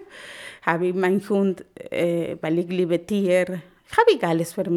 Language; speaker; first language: German; non-native, learner; Spanish